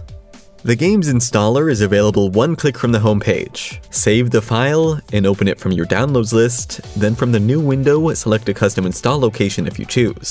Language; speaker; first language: English; native; English